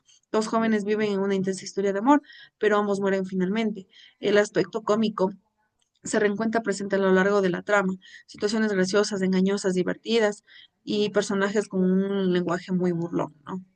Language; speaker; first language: Spanish; native; Spanish